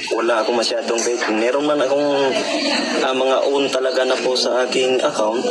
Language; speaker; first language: Filipino; non-native, local second language; Cebuano